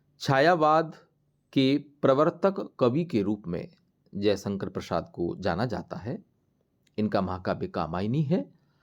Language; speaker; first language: Hindi; native; Hindi